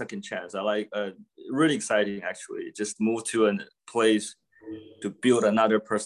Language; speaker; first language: English; non-native, fluent; Chinese